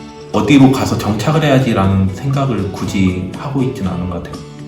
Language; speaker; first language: Korean; native; Korean